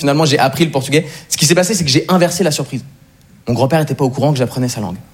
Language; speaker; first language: French; native; French